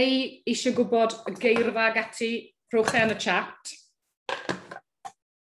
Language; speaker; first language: Welsh; native; Welsh